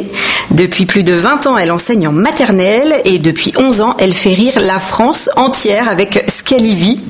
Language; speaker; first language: French; native; French